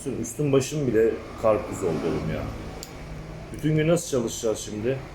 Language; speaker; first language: Turkish; native; Turkish